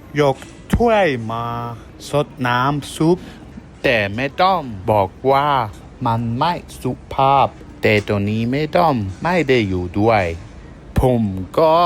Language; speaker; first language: Thai; non-native, learner; German